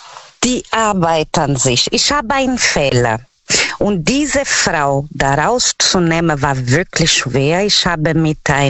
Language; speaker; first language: German; non-native, fluent; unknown